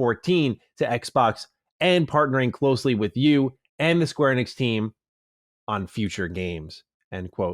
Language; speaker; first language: English; native; English